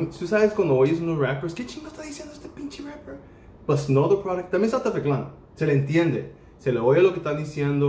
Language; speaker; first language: Spanish; native; Spanish